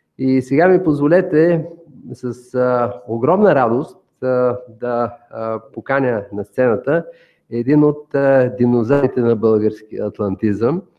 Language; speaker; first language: Bulgarian; native; Bulgarian